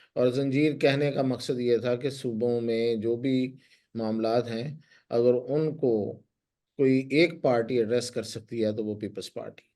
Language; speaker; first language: Urdu; non-native, local second language; Punjabi